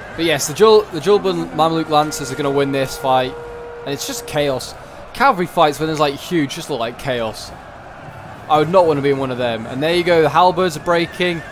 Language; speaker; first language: English; native; English